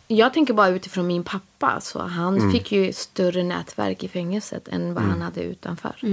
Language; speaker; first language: Swedish; early bilingual, other home language; Spanish